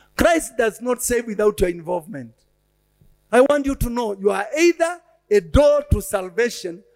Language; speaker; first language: English; non-native, local second language; Swahili